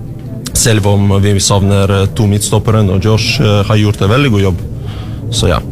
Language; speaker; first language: Norwegian; non-native, learner; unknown